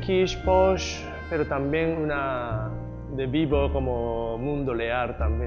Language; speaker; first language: Spanish; non-native, learner; Japanese